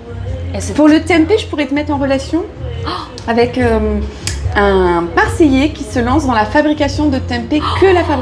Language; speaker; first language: French; native; French